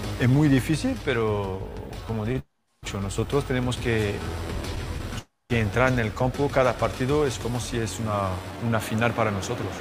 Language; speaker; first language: Spanish; non-native, fluent; French